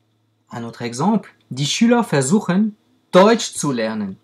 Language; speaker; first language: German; non-native, fluent; French